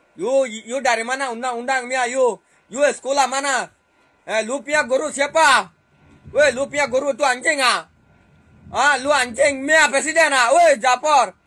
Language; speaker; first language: Malay; non-native, fluent; Rohingya